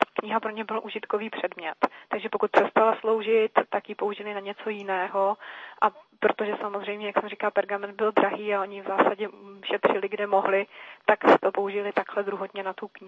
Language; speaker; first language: Czech; native; Czech